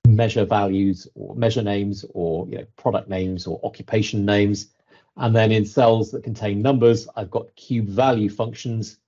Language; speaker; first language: English; native; English